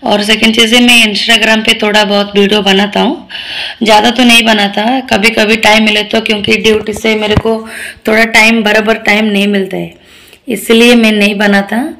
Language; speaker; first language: Hindi; non-native, local second language; Odia